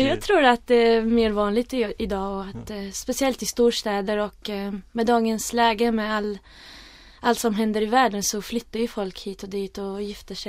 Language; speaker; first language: Swedish; early bilingual, other home language; Arabic